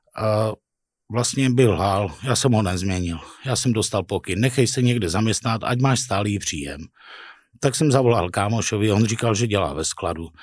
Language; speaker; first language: Czech; native; Czech